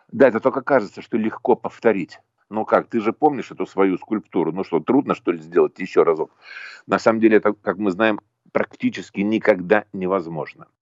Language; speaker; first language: Russian; native; Russian